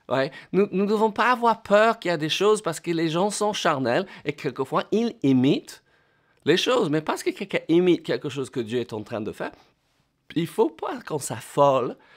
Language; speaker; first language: French; non-native, fluent; English